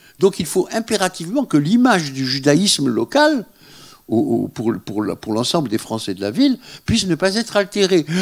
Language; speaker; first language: French; non-native, local second language; Arabic